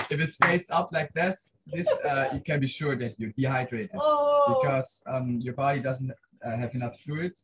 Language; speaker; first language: English; non-native, fluent; Swiss German